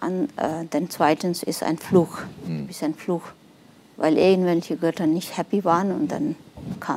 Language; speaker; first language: German; non-native, fluent; Nepali